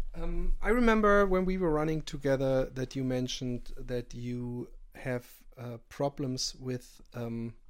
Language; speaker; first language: English; non-native, fluent; German